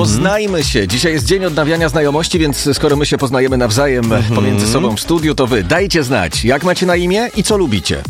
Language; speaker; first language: Polish; native; Polish